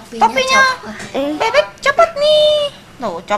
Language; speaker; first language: Indonesian; native; Indonesian